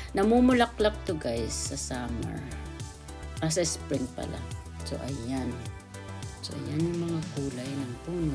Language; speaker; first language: Filipino; native; Filipino